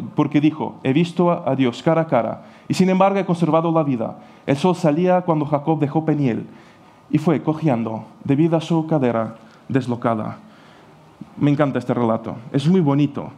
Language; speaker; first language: Spanish; non-native, fluent; Ukrainian